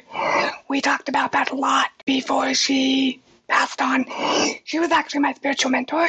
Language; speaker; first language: English; native; English